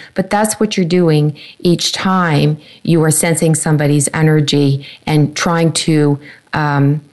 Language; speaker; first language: English; native; English